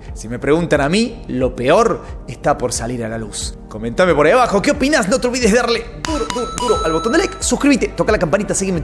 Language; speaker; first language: Spanish; native; Spanish